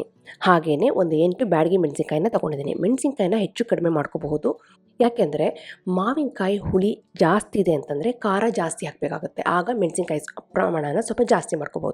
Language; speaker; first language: Kannada; native; Kannada